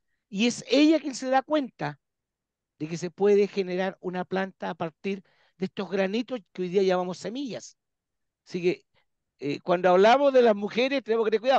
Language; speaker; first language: Spanish; native; Spanish